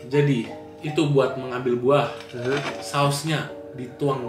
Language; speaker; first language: Indonesian; native; Indonesian